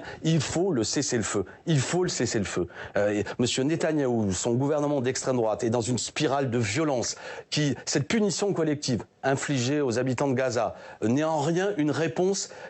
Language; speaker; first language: French; native; French